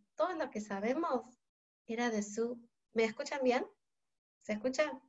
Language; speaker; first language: Spanish; non-native, fluent; English